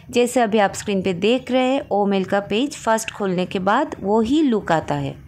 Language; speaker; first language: Hindi; non-native, local second language; Bangla